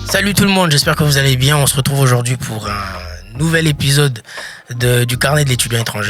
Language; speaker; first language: French; native; French